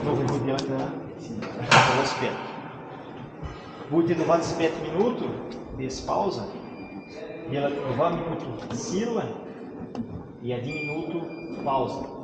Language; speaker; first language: Russian; non-native, learner; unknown